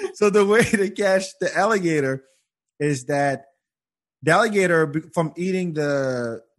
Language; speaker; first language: English; non-native, fluent; Wolof